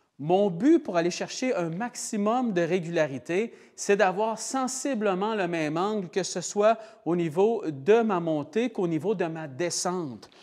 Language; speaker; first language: French; native; French